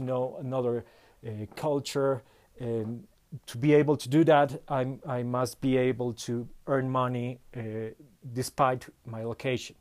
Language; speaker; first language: English; non-native, fluent; Spanish